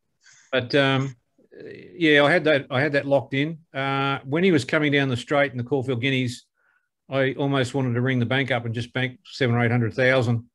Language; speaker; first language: English; native; English